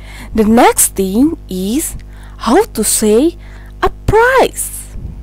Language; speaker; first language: English; non-native, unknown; Indonesian